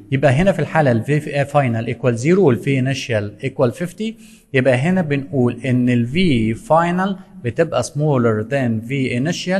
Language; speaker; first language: Arabic; native; Arabic